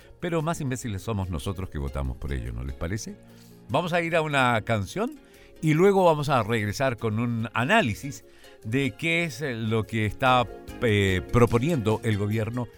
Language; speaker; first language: Spanish; native; Spanish